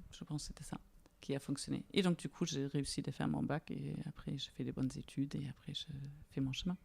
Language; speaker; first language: French; non-native, fluent; German